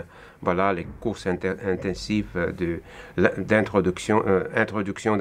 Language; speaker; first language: French; non-native, fluent; Russian